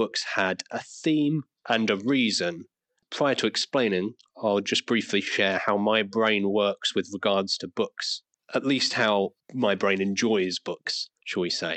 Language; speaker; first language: English; native; English